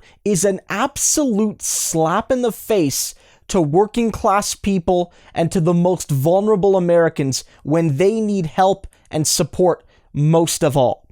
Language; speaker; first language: English; native; English